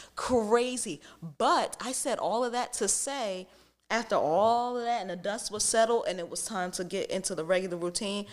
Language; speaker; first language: English; native; English